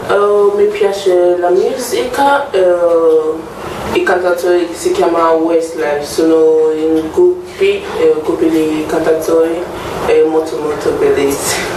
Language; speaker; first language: Italian; non-native, learner; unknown